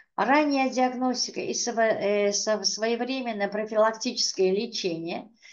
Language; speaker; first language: Russian; non-native, local second language; Uzbek